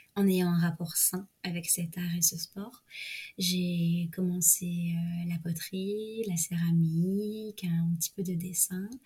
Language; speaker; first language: French; native; French